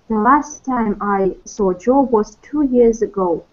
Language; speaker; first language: English; non-native, learner; Russian